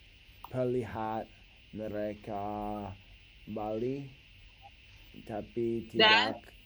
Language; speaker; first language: Indonesian; non-native, learner; English